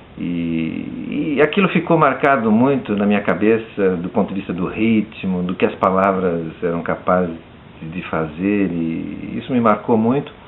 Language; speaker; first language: Portuguese; early bilingual, other home language; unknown